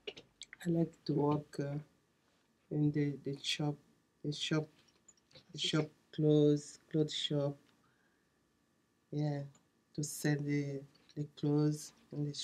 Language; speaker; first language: English; non-native, learner; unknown